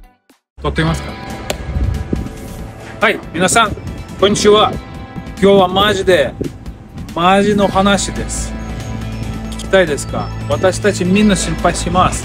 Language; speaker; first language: Japanese; non-native, learner; Russian